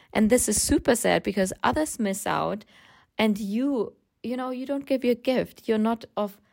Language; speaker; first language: English; non-native, fluent; German